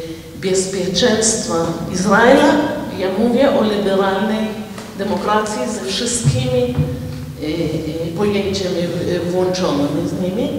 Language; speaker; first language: Polish; non-native, fluent; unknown